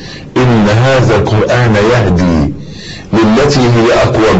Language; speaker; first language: Arabic; native; Arabic